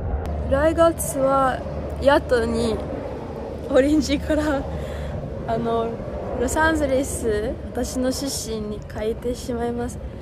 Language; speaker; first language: Japanese; non-native, fluent; English